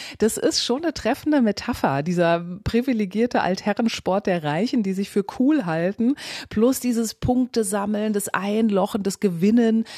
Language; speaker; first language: German; native; German